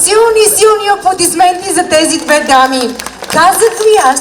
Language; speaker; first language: Bulgarian; native; Bulgarian